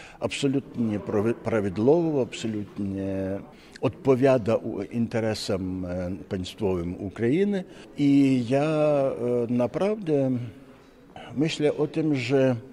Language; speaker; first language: Polish; non-native, learner; Ukrainian